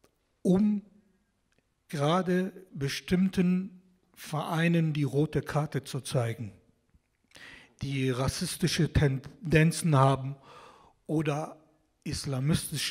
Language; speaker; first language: German; non-native, fluent; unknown